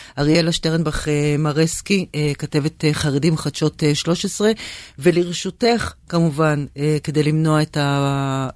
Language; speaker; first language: Hebrew; native; Hebrew